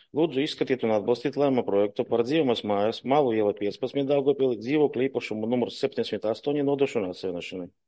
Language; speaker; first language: Latvian; non-native, local second language; Russian